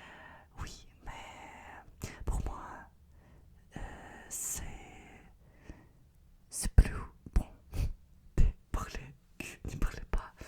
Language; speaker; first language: French; non-native, learner; Russian